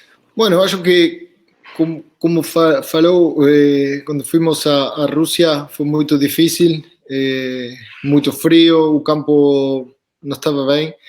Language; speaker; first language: Portuguese; non-native, fluent; Spanish